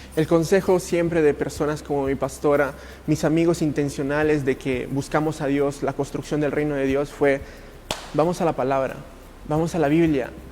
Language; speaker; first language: Spanish; early bilingual, heritage; Spanish